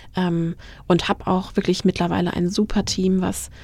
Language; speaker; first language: German; native; German